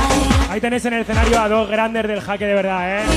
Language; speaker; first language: Spanish; native; Spanish